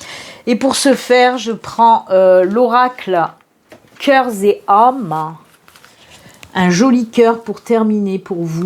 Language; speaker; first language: French; native; French